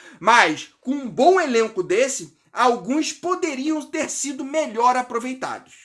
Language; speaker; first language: Portuguese; native; Portuguese